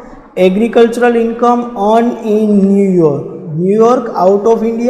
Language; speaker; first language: English; non-native, local second language; Gujarati